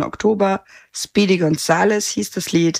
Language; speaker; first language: German; native; German